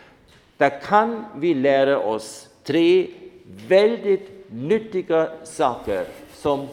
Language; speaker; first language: Swedish; non-native, fluent; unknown